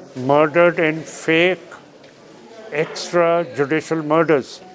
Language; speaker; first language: English; non-native, local second language; Punjabi